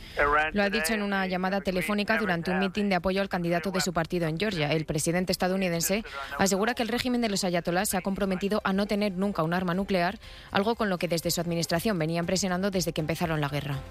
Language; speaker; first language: Spanish; native; Spanish